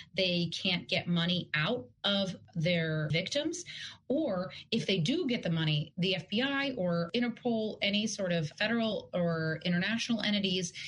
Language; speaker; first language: English; non-native, fluent; Russian